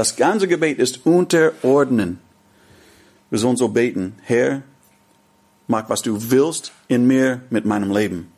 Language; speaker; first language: German; non-native, fluent; English